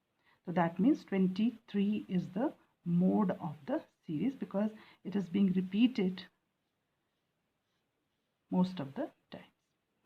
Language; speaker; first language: Hindi; native; Hindi